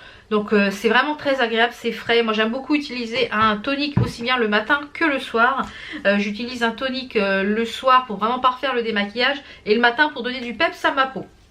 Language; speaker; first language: French; native; French